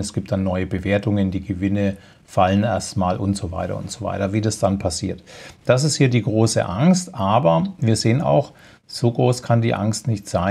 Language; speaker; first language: German; native; German